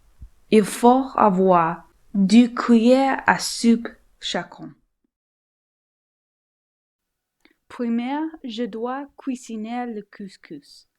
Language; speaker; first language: French; non-native, learner; English